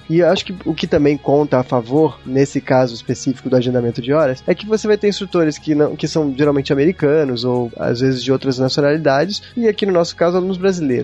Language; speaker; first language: Portuguese; native; Portuguese